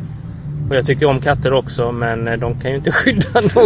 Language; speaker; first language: Swedish; native; Swedish